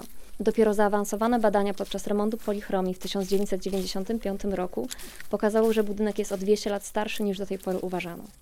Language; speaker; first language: Polish; native; Polish